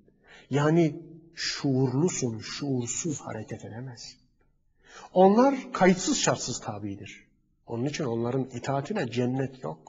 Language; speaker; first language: Turkish; native; Turkish